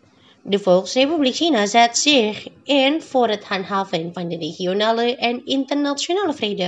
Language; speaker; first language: Dutch; non-native, local second language; Indonesian